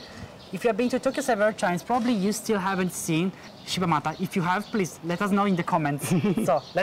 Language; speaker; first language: English; non-native, fluent; Italian